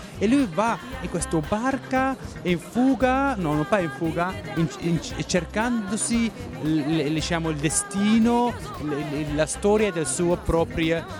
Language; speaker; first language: Italian; non-native, fluent; Berber languages